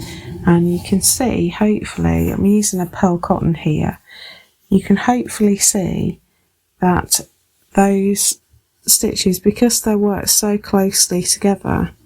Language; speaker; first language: English; native; English